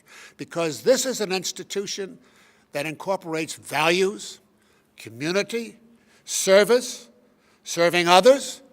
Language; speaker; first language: English; native; English